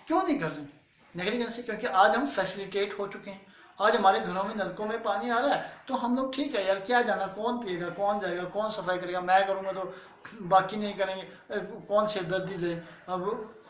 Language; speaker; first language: Hindi; native; Hindi